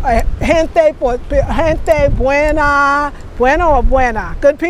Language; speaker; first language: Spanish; non-native, learner; English